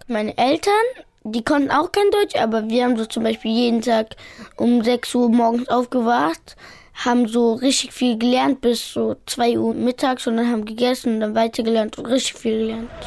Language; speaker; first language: German; early bilingual, other home language; Pashto